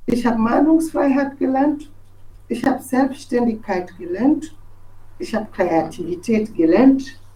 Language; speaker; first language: German; non-native, fluent; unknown